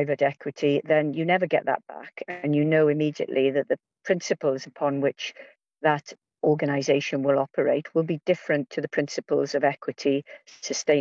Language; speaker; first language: English; native; English